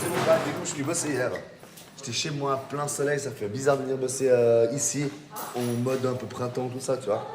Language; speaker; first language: French; native; French